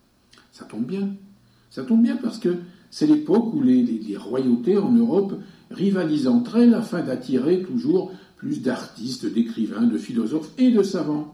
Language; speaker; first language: French; native; French